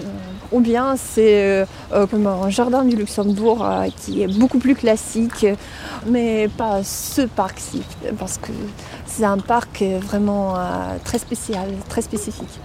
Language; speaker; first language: French; non-native, fluent; Russian